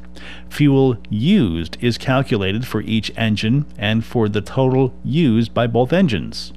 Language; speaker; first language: English; native; English